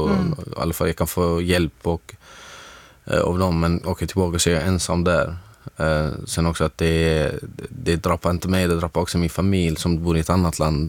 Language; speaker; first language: Swedish; non-native, fluent; Arabic